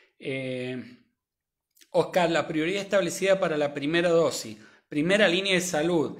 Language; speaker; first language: Spanish; native; Spanish